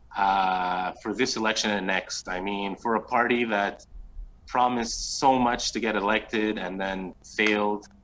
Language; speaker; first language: English; native; English